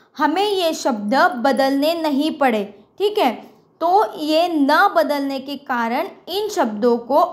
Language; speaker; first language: Hindi; non-native, local second language; Marathi